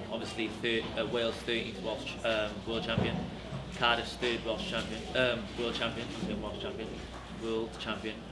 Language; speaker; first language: English; native; English